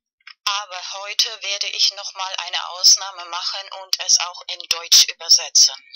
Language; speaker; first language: German; non-native, fluent; Spanish